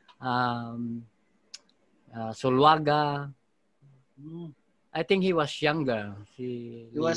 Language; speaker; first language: English; non-native, local second language; Filipino